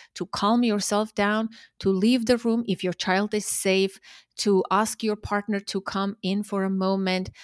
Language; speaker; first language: English; early bilingual, other home language; Armenian